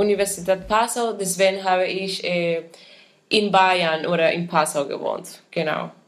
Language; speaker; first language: German; non-native, fluent; Spanish